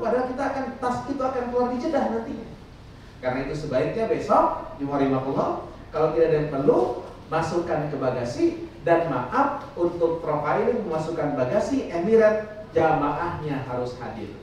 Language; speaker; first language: Indonesian; native; Indonesian